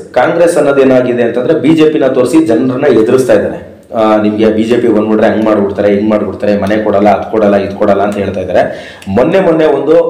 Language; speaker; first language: Kannada; non-native, local second language; Urdu